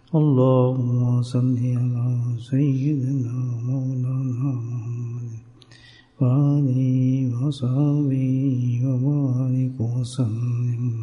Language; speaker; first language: Urdu; native; Urdu